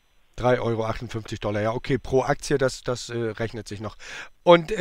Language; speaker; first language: German; native; German